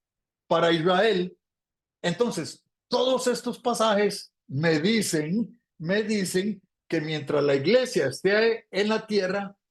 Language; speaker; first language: Spanish; native; Spanish